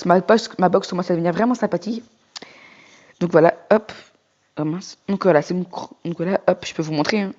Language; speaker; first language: French; native; French